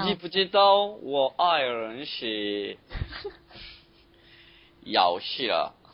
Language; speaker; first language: Chinese; non-native, learner; Korean